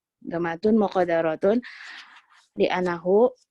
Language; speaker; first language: Arabic; non-native, learner; Indonesian